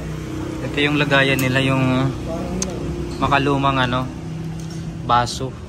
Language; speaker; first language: Filipino; native; Filipino